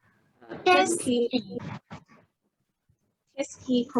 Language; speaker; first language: French; non-native, learner; Vietnamese